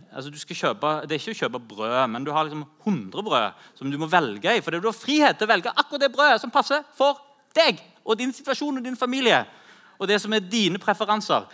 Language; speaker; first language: Norwegian; native; Norwegian